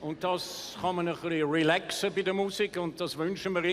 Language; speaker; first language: German; native; German